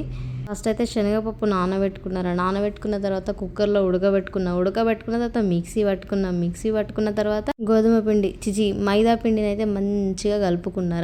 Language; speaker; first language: Telugu; native; Telugu